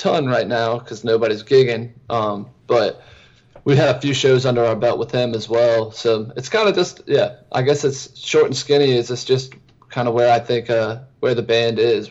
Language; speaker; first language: English; native; English